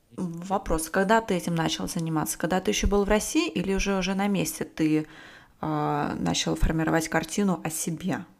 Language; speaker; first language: Russian; native; Russian